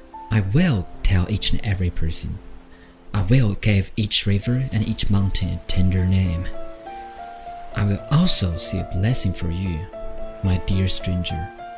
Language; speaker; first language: English; non-native, fluent; Chinese